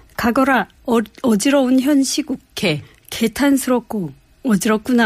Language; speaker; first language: Korean; native; Korean